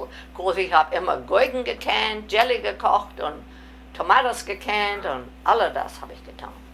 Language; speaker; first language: German; early bilingual, heritage; German